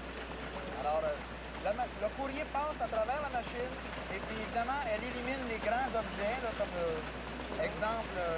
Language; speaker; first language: French; native; French